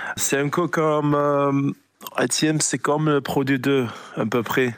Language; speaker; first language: French; non-native, learner; English